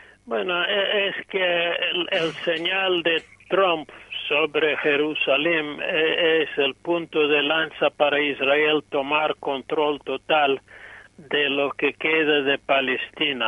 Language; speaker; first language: Spanish; non-native, fluent; English